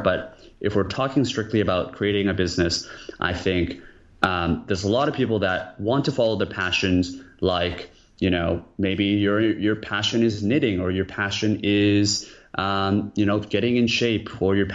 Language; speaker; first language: English; early bilingual, other home language; Korean